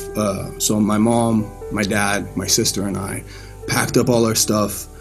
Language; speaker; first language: English; early bilingual, other home language; Persian